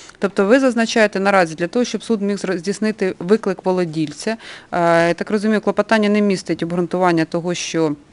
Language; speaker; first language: Ukrainian; native; Ukrainian